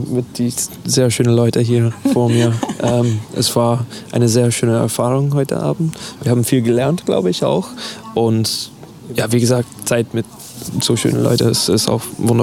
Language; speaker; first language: German; non-native, fluent; English